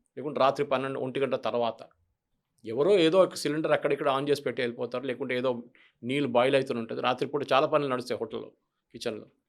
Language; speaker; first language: Telugu; non-native, local second language; Malayalam